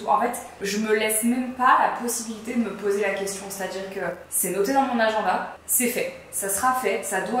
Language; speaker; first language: French; native; French